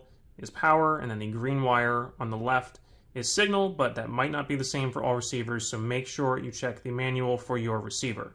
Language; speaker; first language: English; native; English